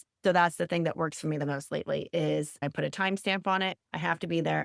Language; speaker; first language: English; native; English